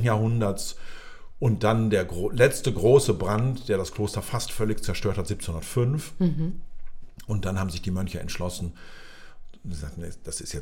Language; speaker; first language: German; native; German